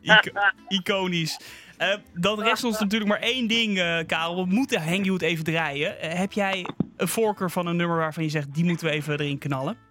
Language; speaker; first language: Dutch; native; Dutch